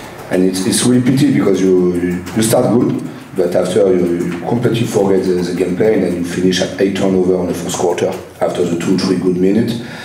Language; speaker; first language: English; non-native, learner; French